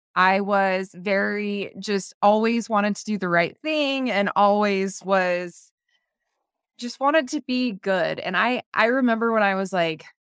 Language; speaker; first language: English; native; English